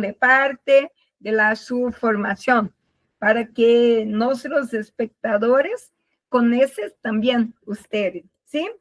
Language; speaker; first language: Spanish; non-native, learner; Portuguese